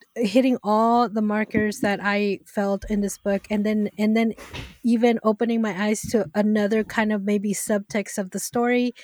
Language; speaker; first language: English; early bilingual, other home language; Spanish